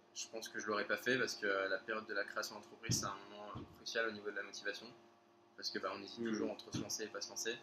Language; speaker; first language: French; native; French